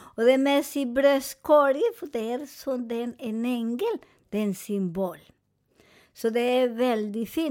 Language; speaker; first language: Swedish; non-native, fluent; Spanish